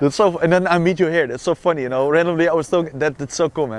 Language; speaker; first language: English; non-native, fluent; Dutch